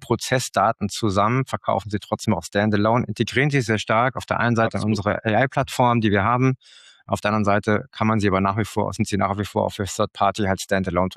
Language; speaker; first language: German; native; German